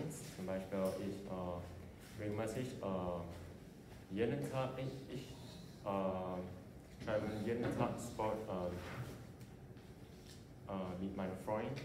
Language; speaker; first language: German; non-native, learner; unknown